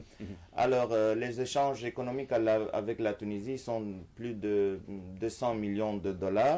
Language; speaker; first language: French; non-native, fluent; Romanian